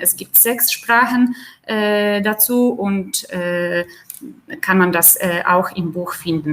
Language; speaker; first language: German; non-native, fluent; Polish